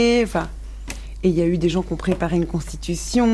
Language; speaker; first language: French; non-native, local second language; Arabic